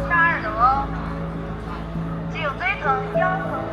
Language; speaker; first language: Chinese; native; Chinese